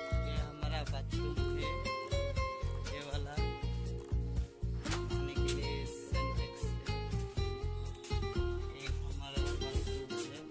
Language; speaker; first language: Hindi; non-native, local second language; Assamese